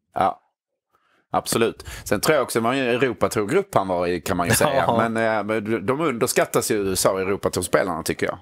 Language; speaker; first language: Swedish; native; Swedish